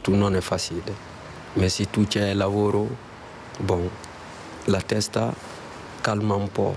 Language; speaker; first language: Italian; non-native, learner; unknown